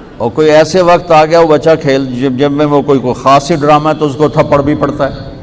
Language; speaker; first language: Urdu; non-native, local second language; Punjabi